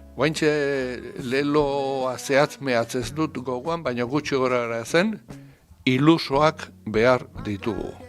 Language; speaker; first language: Basque; native; Basque